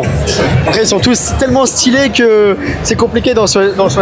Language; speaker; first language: French; native; French